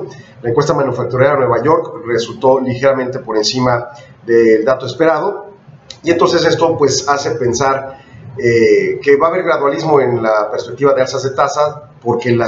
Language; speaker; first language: Spanish; native; Spanish